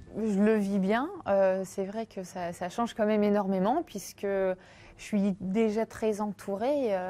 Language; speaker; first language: French; native; French